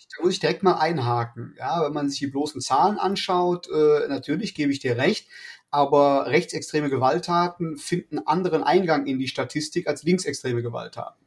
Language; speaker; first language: German; native; German